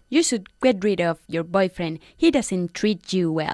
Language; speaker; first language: English; non-native, fluent; Spanish